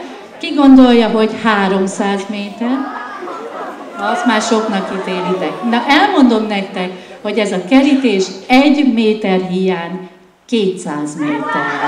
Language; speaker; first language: Hungarian; native; Hungarian